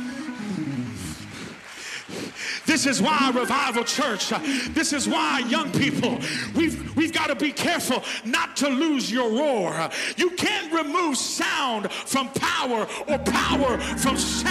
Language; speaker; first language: English; native; English